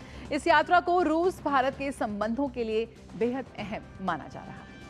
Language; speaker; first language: Hindi; native; Hindi